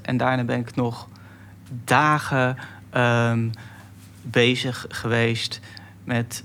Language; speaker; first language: Dutch; native; Dutch